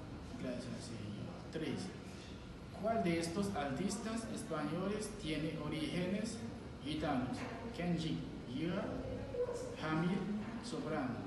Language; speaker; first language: Spanish; non-native, learner; French